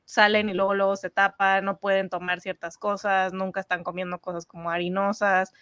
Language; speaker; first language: Spanish; native; Spanish